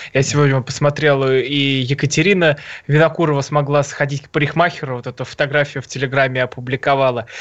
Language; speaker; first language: Russian; native; Russian